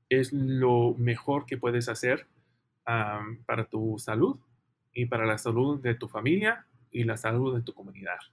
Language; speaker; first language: Spanish; early bilingual, heritage; Spanish